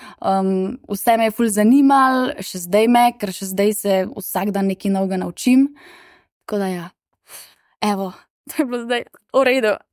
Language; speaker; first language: Slovenian; native; Slovenian